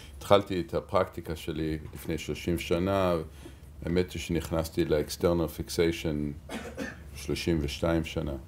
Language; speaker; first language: Hebrew; early bilingual, heritage; Hebrew